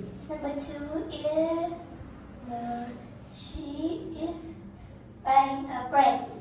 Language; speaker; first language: English; non-native, learner; Vietnamese